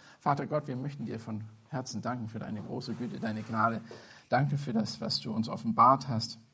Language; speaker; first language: German; non-native, fluent; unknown